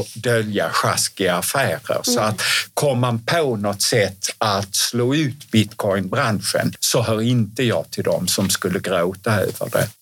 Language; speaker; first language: Swedish; native; Swedish